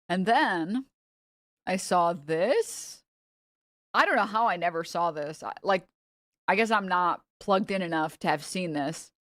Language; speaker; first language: English; native; English